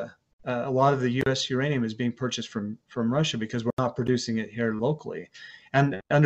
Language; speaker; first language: English; native; English